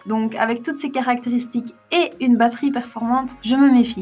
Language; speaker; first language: French; native; French